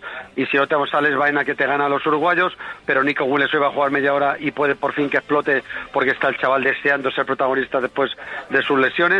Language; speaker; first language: Spanish; native; Spanish